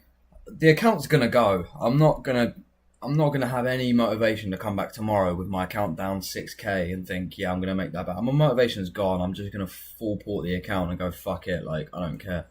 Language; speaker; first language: English; native; English